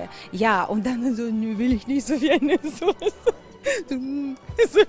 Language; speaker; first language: German; non-native, fluent; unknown